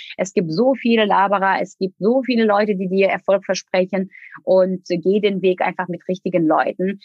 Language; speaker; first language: German; non-native, fluent; Turkish